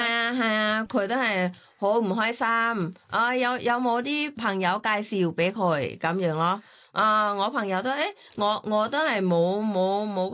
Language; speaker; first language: Cantonese; non-native, learner; Thai